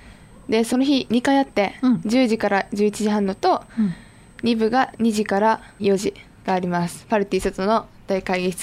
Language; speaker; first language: Japanese; native; Japanese